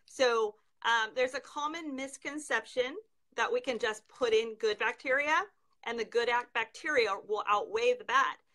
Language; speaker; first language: English; native; English